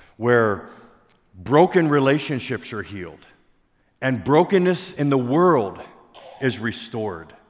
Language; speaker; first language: English; native; English